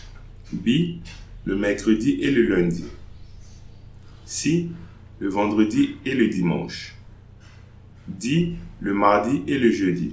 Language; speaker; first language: French; non-native, fluent; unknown